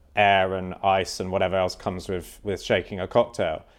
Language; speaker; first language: English; native; English